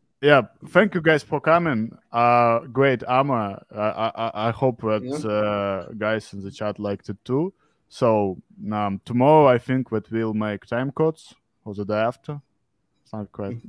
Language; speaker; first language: English; non-native, fluent; Russian